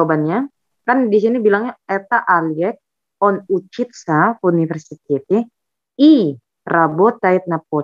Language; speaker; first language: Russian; non-native, fluent; Indonesian